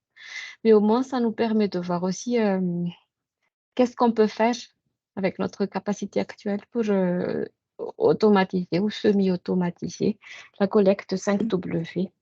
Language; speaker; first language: French; non-native, local second language; Malagasy